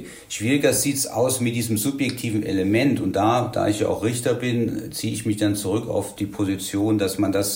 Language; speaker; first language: German; native; German